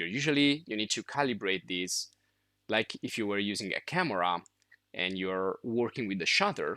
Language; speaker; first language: English; non-native, fluent; Italian